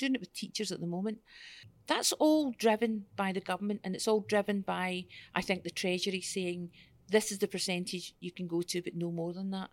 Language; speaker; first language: English; native; English